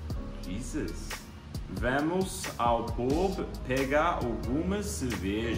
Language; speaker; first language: Portuguese; non-native, learner; English